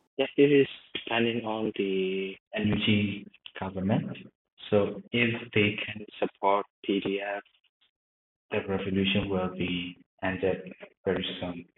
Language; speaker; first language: English; non-native, learner; Burmese